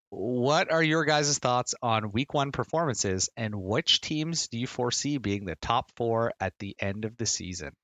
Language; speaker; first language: English; native; English